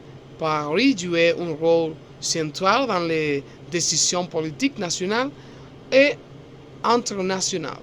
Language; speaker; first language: French; non-native, learner; Spanish